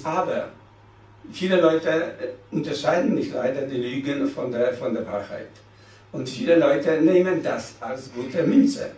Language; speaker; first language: German; non-native, fluent; Polish